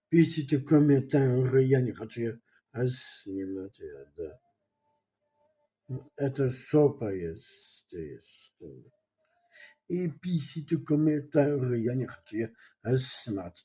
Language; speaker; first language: Russian; non-native, local second language; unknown